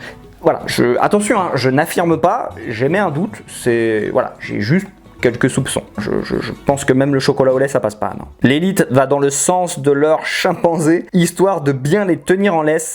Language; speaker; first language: French; native; French